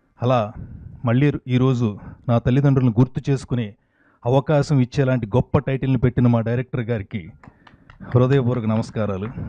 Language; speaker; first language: Telugu; native; Telugu